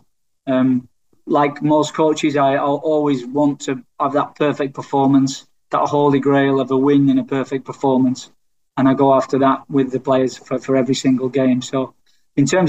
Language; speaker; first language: English; native; English